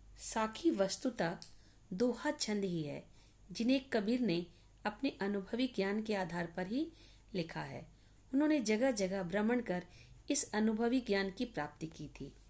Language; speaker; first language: Hindi; native; Hindi